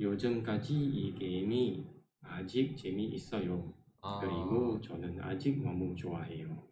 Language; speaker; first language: Korean; non-native, learner; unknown